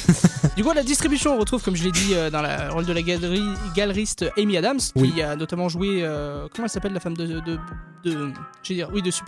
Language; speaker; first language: French; native; French